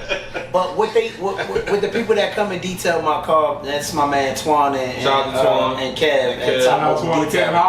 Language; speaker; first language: English; native; English